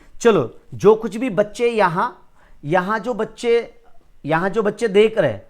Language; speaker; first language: Hindi; non-native, local second language; Marathi